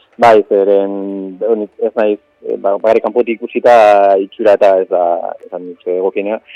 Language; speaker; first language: Basque; native; Basque